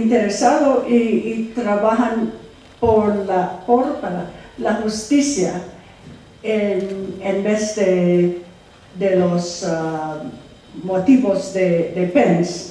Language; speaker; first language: Spanish; non-native, fluent; English